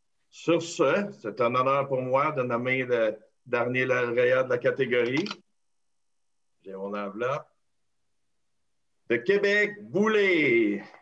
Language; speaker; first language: French; native; French